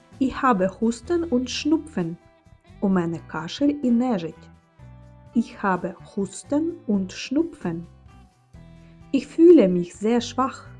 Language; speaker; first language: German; non-native, fluent; Ukrainian